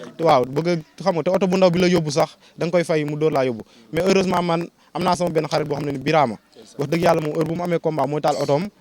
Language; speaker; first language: Wolof; non-native, local second language; Serer